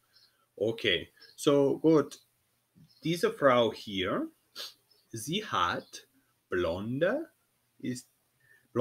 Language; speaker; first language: German; non-native, fluent; English